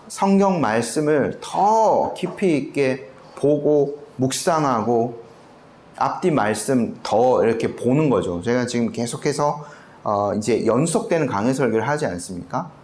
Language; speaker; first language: Korean; native; Korean